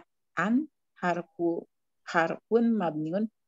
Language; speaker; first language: Arabic; non-native, learner; Indonesian